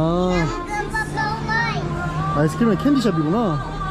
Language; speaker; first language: Korean; native; Korean